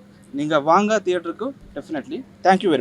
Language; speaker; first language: Tamil; non-native, learner; Telugu